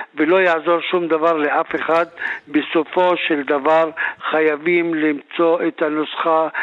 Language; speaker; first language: Hebrew; native; Hebrew